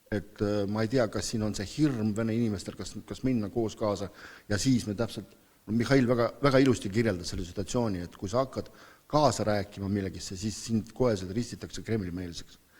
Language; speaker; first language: Estonian; non-native, local second language; Russian